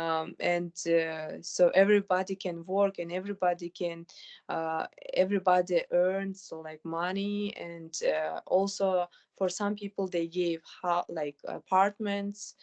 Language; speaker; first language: English; non-native, fluent; Kyrgyz